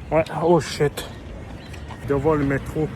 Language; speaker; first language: French; native; French